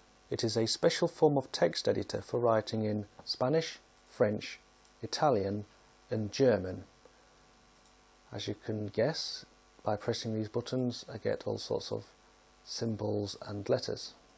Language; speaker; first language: English; native; English